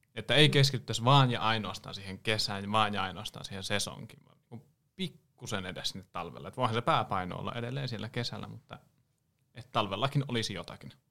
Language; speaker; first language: Finnish; native; Finnish